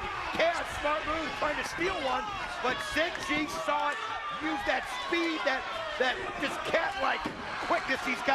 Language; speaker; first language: English; native; English